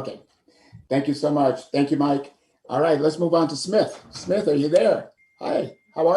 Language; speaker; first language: English; native; English